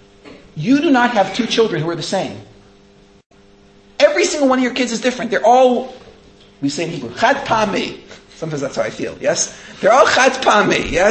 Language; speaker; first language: English; native; English